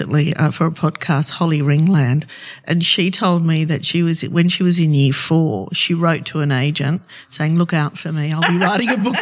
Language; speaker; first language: English; non-native, local second language; Arabic